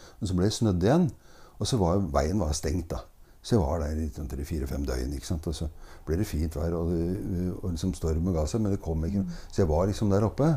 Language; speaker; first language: Norwegian; native; Norwegian